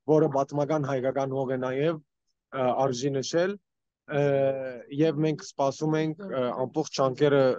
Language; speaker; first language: Armenian; early bilingual, heritage; Armenian